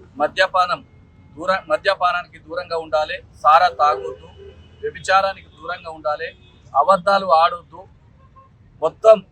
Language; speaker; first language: Telugu; non-native, local second language; Lambadi